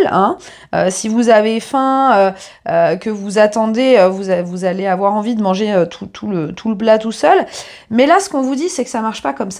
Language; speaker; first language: French; native; French